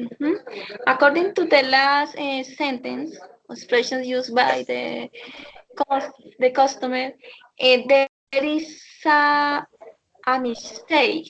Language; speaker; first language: English; non-native, learner; Spanish